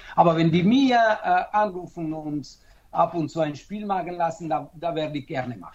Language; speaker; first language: German; non-native, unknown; Italian